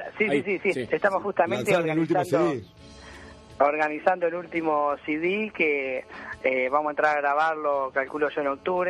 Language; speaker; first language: Spanish; native; Spanish